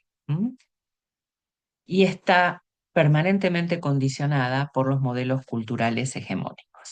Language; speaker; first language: Spanish; native; Spanish